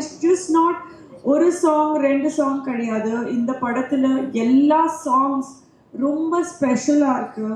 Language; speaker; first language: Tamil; non-native, fluent; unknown